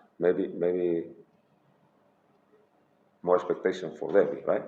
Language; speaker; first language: English; non-native, fluent; Spanish